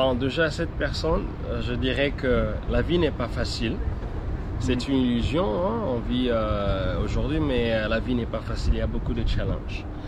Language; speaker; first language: French; non-native, local second language; Lingala